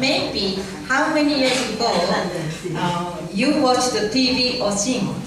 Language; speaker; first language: English; non-native, learner; Japanese